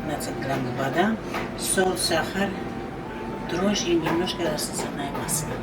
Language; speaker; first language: Russian; non-native, learner; Georgian